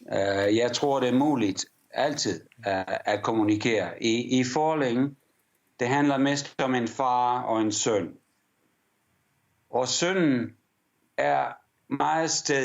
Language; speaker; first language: Danish; early bilingual, heritage; English